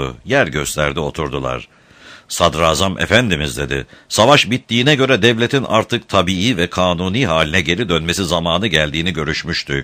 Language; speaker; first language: Turkish; native; Turkish